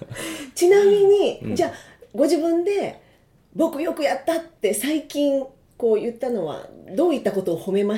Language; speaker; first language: Japanese; native; Japanese